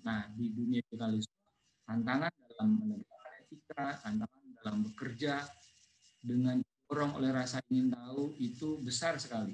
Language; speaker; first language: Indonesian; native; Indonesian